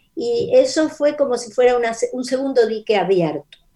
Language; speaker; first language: Spanish; native; Spanish